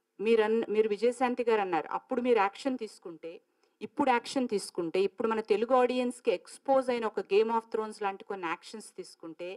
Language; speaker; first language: Telugu; native; Telugu